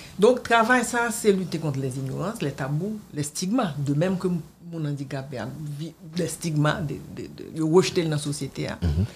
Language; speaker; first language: French; non-native, local second language; Haitian Creole